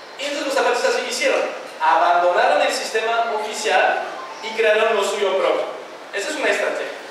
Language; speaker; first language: Spanish; non-native, fluent; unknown